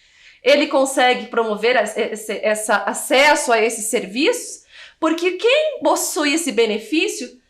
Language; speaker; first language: Portuguese; native; Portuguese